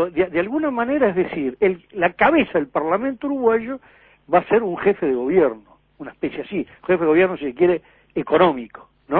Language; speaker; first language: Spanish; native; Spanish